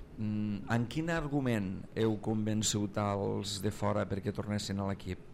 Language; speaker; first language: Catalan; native; Catalan